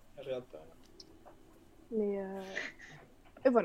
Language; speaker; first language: French; native; French